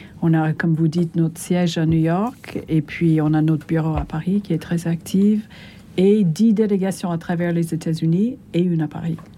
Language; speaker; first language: French; non-native, fluent; English